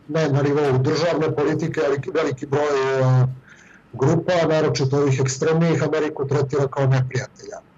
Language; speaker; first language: Serbian; native; Serbian